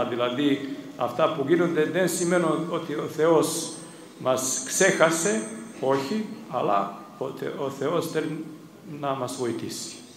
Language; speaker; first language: Greek; non-native, fluent; Serbian